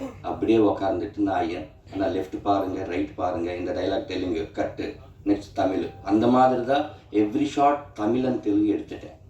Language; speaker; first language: Tamil; non-native, learner; Telugu